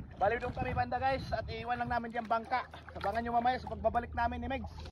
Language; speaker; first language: Filipino; non-native, local second language; Bikol